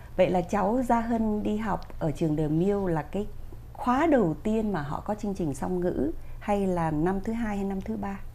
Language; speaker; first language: Vietnamese; native; Vietnamese